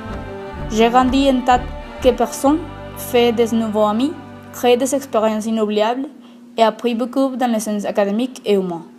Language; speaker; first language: French; non-native, fluent; Spanish